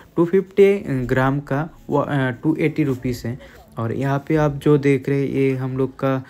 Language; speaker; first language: Hindi; non-native, local second language; Bangla